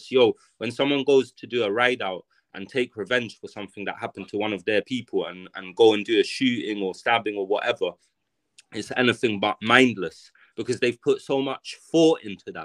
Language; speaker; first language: English; native; English